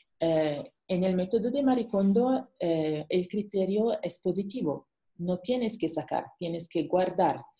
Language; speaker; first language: Spanish; non-native, fluent; Italian